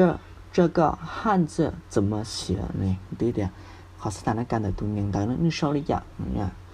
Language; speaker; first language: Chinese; non-native, fluent; Hmong